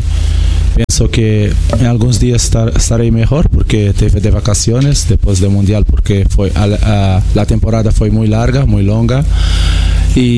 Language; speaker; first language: Spanish; non-native, fluent; Portuguese